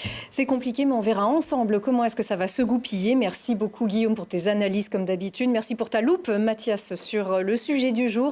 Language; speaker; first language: French; native; French